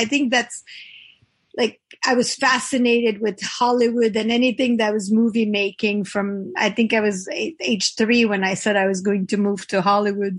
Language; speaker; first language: English; non-native, fluent; French